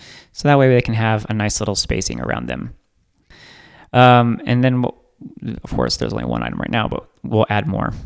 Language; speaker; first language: English; native; English